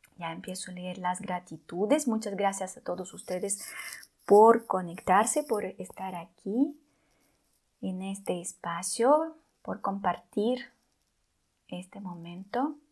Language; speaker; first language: Spanish; non-native, fluent; Russian